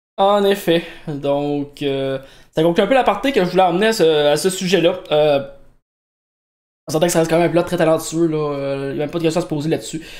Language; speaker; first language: French; native; French